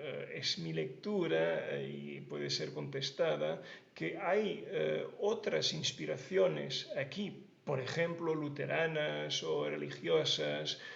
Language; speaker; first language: Spanish; non-native, fluent; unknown